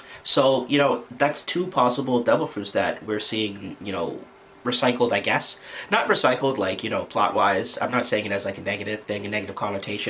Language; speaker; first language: English; native; English